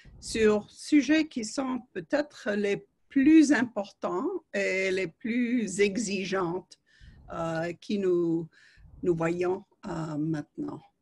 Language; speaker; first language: French; non-native, fluent; English